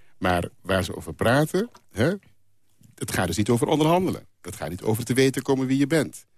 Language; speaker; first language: Dutch; non-native, local second language; Papiamento